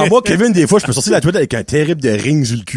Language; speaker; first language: French; native; French